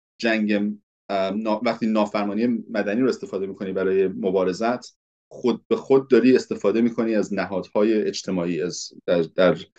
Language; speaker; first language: Persian; early bilingual, heritage; Persian